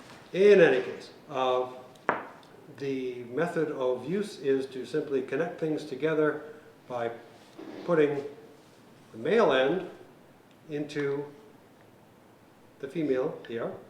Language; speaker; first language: English; native; English